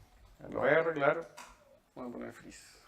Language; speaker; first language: Spanish; native; Spanish